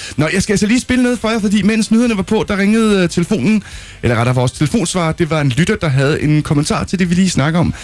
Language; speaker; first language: Danish; native; Danish